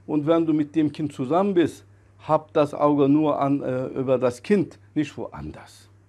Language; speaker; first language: German; non-native, fluent; Turkish